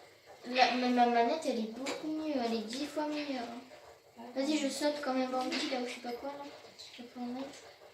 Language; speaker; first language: French; native; French